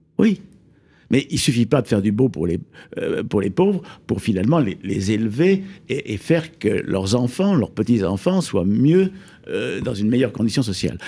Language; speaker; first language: French; native; French